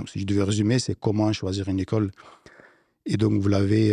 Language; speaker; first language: French; native; French